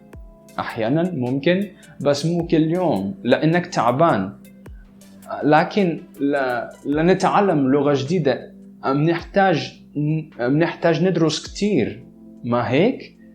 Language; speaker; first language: Arabic; non-native, fluent; Portuguese